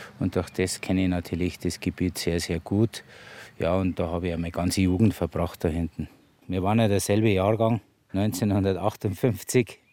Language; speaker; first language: German; native; German